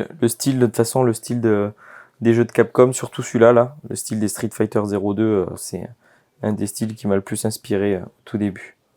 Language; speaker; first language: French; native; French